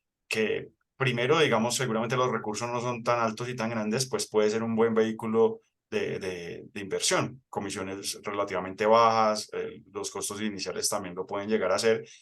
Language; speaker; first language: Spanish; native; Spanish